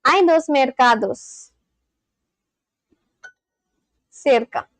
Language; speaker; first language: Spanish; non-native, learner; English